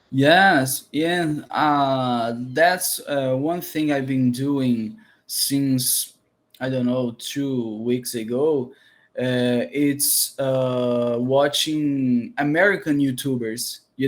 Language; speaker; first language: English; non-native, learner; Portuguese